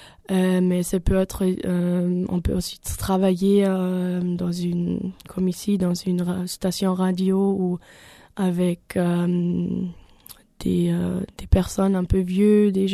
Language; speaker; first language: French; non-native, learner; German